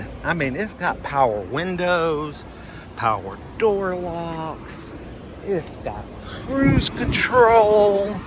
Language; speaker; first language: English; native; English